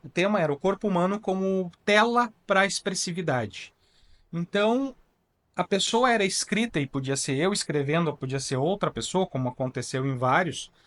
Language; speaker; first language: Portuguese; native; Portuguese